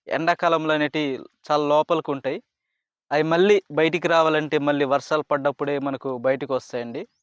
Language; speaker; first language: Telugu; non-native, local second language; Koya